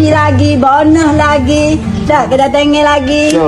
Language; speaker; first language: Malay; native; Malay